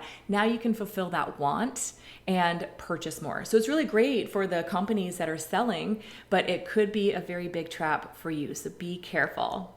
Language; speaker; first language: English; native; English